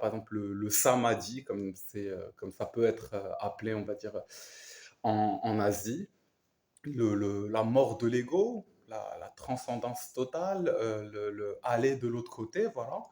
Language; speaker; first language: French; native; French